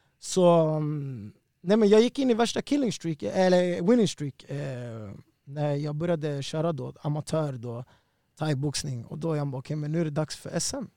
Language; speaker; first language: Swedish; early bilingual, other home language; Spanish